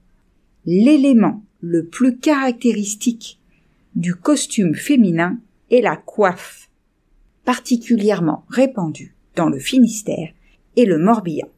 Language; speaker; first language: French; native; French